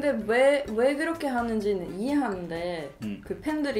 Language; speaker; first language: Korean; non-native, fluent; Swedish